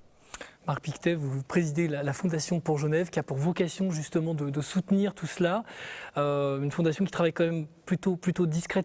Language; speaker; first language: French; native; French